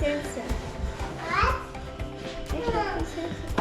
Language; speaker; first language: Romanian; early bilingual, heritage; Romanian